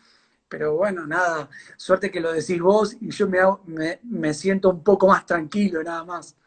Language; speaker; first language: Spanish; native; Spanish